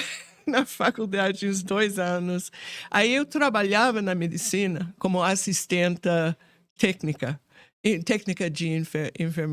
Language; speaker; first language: Portuguese; non-native, fluent; English